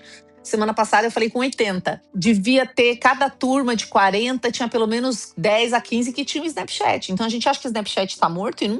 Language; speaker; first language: Portuguese; native; Portuguese